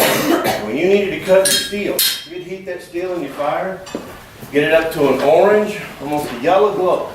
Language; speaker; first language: English; native; English